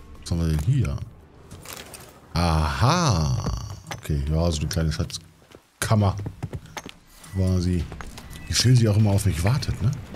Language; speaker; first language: German; native; German